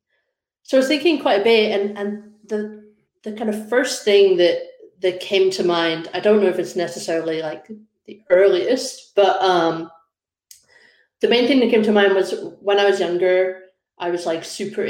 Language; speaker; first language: English; native; English